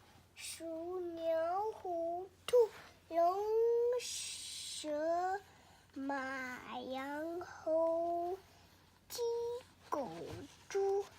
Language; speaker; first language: Chinese; early bilingual, heritage; Chinese